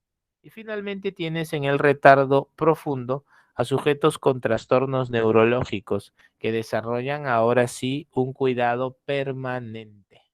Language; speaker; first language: Spanish; native; Spanish